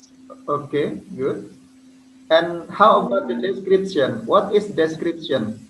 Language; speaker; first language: English; non-native, fluent; Indonesian